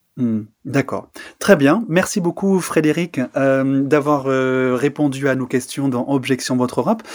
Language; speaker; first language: French; native; French